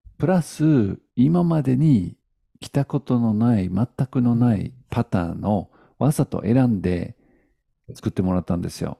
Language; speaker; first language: Japanese; non-native, fluent; English